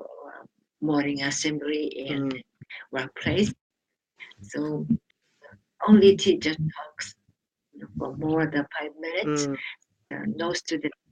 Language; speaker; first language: English; non-native, learner; Japanese